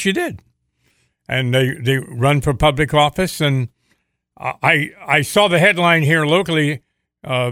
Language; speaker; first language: English; native; English